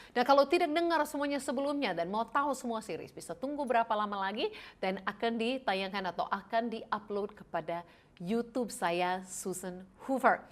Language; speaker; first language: Indonesian; non-native, fluent; English